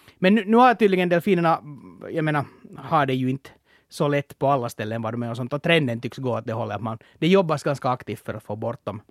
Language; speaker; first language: Swedish; native; Swedish